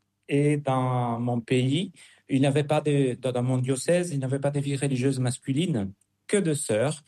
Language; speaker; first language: French; non-native, fluent; Spanish